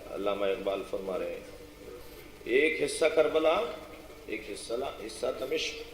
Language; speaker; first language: Urdu; non-native, local second language; Sindhi